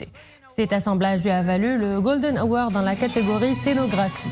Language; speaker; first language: French; non-native, local second language; Arabic